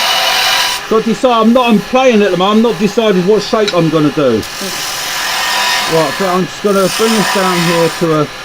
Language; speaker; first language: English; native; English